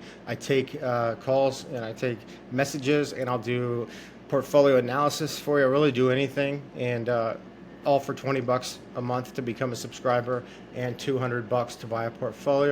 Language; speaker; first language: English; native; English